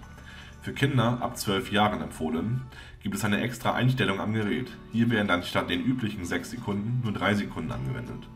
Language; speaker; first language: German; native; German